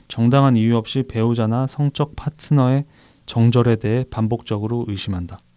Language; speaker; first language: Korean; native; Korean